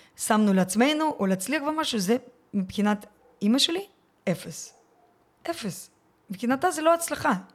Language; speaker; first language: Hebrew; early bilingual, other home language; Russian